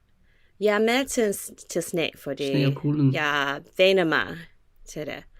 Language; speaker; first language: Danish; non-native, learner; English